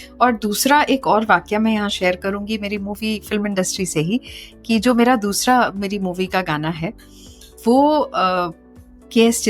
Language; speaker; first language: Hindi; non-native, local second language; Marathi